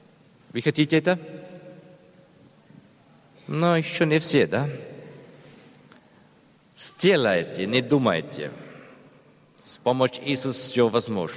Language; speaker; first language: Russian; non-native, learner; German